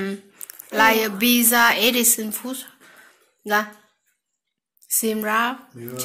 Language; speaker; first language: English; non-native, learner; Vietnamese